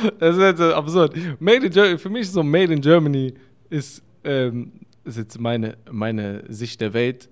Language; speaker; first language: German; early bilingual, other home language; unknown